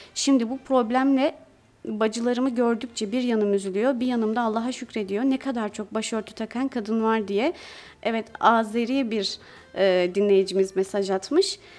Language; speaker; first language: Turkish; native; Turkish